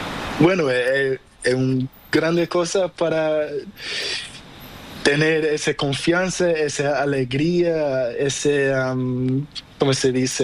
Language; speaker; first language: Spanish; non-native, learner; Portuguese